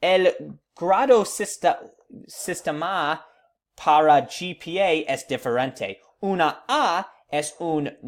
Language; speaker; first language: Spanish; non-native, learner; English